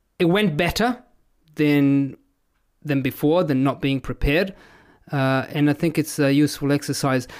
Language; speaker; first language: English; non-native, fluent; Italian